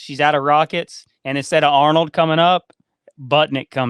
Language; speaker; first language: English; native; English